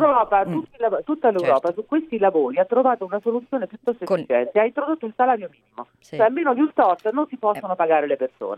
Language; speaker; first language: Italian; native; Italian